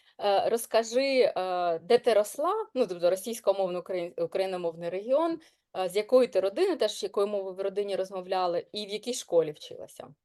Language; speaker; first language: Ukrainian; non-native, local second language; Russian